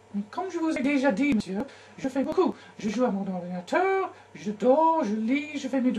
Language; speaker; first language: French; non-native, learner; English